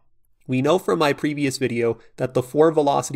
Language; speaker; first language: English; native; English